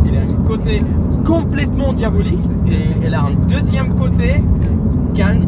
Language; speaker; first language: French; non-native, fluent; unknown